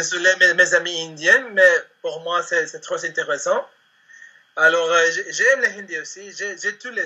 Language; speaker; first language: French; non-native, learner; Spanish